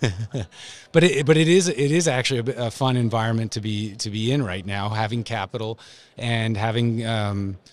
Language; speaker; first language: English; native; English